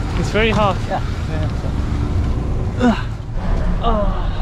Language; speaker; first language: English; non-native, learner; Korean